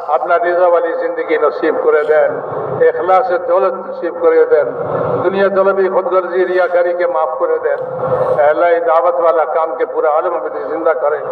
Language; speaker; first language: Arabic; non-native, fluent; Bangla